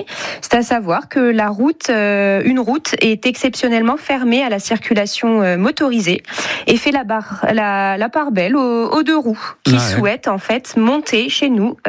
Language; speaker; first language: French; native; French